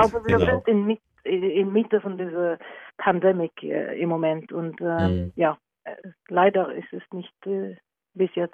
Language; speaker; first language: German; non-native, learner; Norwegian